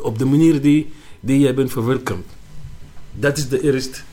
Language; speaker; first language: Dutch; non-native, learner; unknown